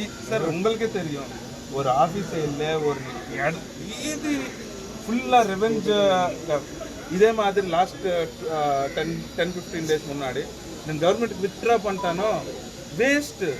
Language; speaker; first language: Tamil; non-native, local second language; Telugu